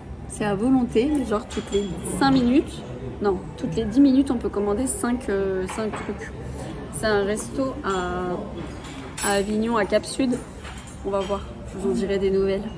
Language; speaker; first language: French; native; French